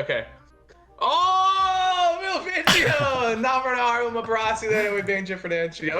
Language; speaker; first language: Portuguese; non-native, fluent; English